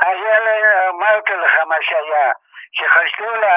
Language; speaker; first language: Hebrew; non-native, fluent; Yiddish